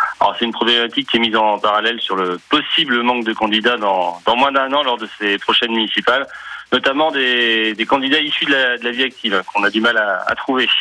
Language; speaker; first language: French; native; French